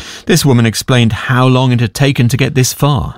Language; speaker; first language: English; native; English